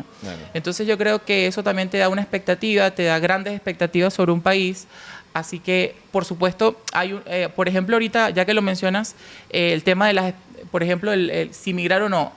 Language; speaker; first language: Spanish; native; Spanish